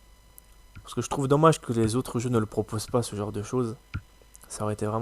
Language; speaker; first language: French; native; French